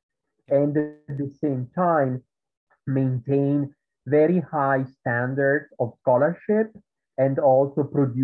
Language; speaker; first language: English; non-native, fluent; Italian